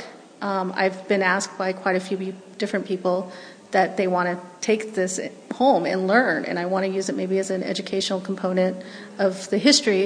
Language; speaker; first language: English; early bilingual, other home language; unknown